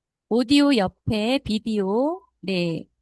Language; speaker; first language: Korean; native; Korean